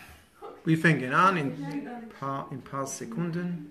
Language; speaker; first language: German; non-native, fluent; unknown